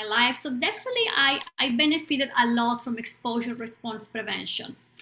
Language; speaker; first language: English; non-native, fluent; Spanish